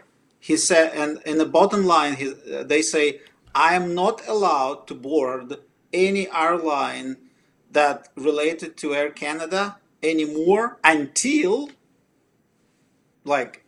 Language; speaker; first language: English; non-native, fluent; Russian